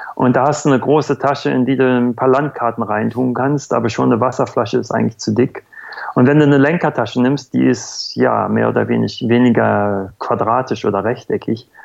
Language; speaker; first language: German; native; German